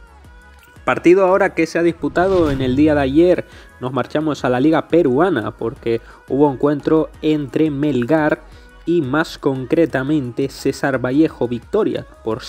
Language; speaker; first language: Spanish; native; Spanish